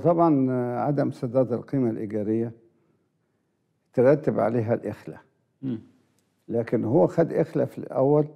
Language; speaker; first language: Arabic; native; Arabic